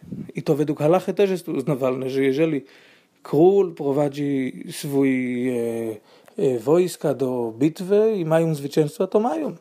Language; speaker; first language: Polish; non-native, fluent; Hebrew